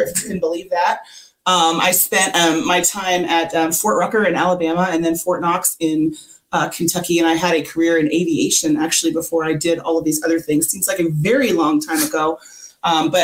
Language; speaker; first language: English; native; English